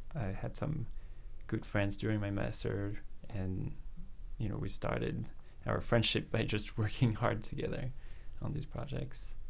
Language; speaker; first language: English; non-native, fluent; French